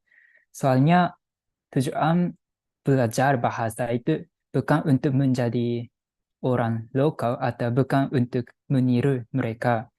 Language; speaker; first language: Indonesian; non-native, fluent; Japanese